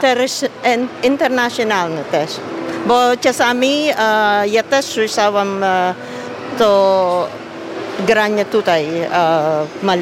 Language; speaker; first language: Polish; non-native, learner; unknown